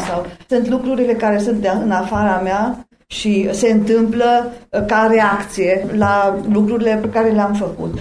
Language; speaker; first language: Romanian; non-native, local second language; German